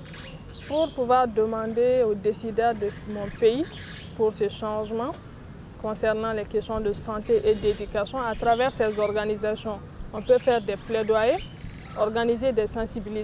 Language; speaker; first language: French; non-native, local second language; Bambara